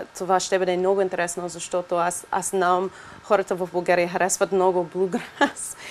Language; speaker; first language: Bulgarian; non-native, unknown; English